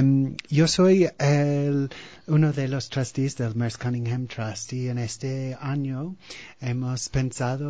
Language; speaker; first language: Spanish; non-native, fluent; English